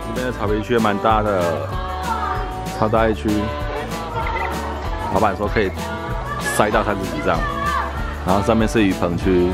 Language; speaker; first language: Chinese; native; Chinese